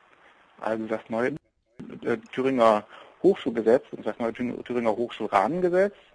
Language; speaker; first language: German; native; German